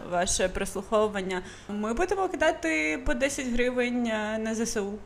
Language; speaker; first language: Ukrainian; non-native, local second language; Russian